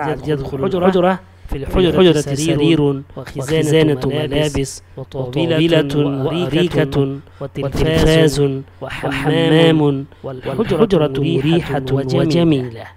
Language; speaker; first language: Arabic; non-native, fluent; Urdu